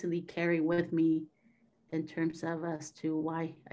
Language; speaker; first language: English; native; English